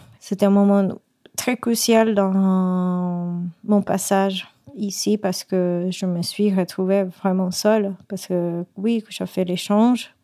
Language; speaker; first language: French; non-native, fluent; Spanish